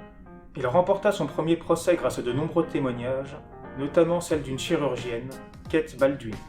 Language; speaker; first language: French; native; French